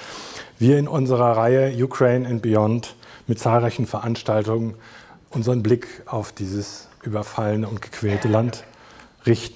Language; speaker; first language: German; native; German